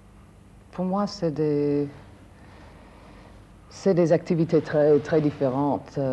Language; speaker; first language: French; non-native, fluent; English